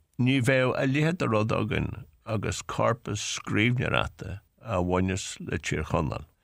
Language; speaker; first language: Irish; native; Irish